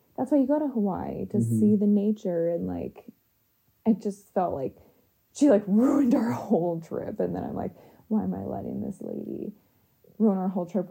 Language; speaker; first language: English; native; English